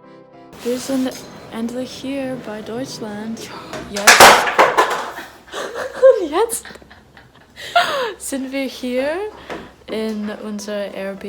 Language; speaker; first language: German; non-native, learner; English